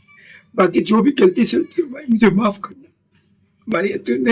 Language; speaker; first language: Hindi; native; Hindi